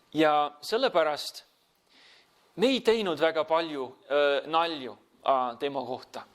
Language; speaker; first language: Estonian; non-native, fluent; English